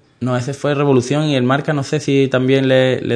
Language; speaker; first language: Spanish; native; Spanish